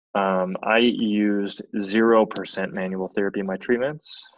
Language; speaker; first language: English; native; English